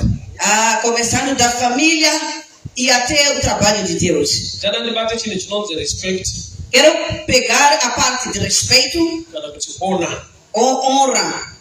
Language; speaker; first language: Portuguese; non-native, local second language; Shona